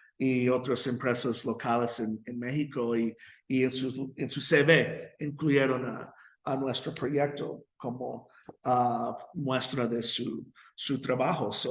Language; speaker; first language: Spanish; non-native, fluent; English